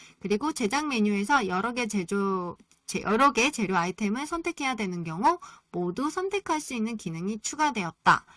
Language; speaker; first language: Korean; native; Korean